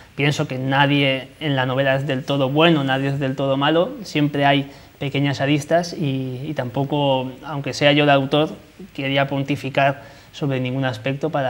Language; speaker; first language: Spanish; native; Spanish